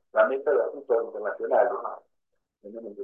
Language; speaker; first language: Spanish; native; Spanish